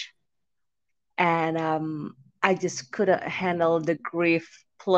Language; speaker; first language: English; non-native, fluent; Indonesian